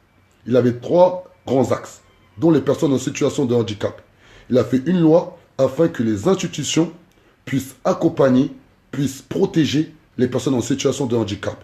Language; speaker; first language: French; native; French